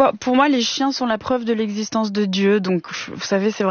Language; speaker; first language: French; native; French